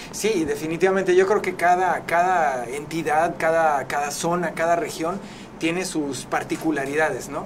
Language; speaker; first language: Spanish; native; Spanish